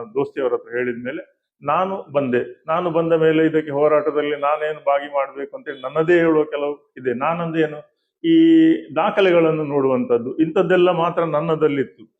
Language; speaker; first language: Kannada; native; Kannada